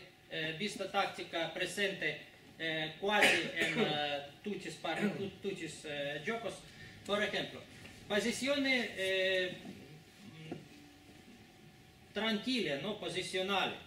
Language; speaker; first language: Italian; non-native, learner; Spanish